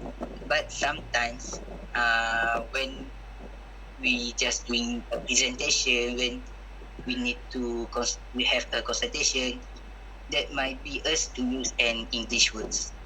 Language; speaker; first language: English; non-native, local second language; Malay